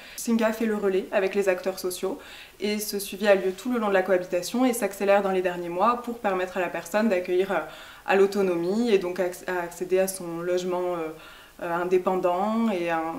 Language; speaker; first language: French; native; French